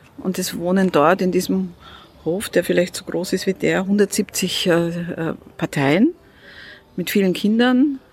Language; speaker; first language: German; early bilingual, other home language; Russian